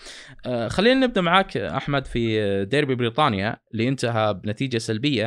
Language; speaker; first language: Arabic; native; Arabic